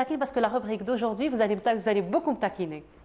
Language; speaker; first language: French; native; French